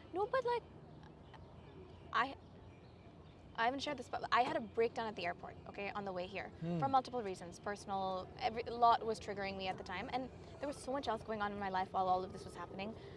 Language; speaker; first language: English; early bilingual, other home language; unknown